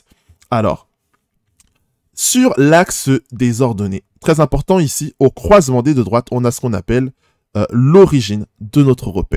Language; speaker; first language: French; native; French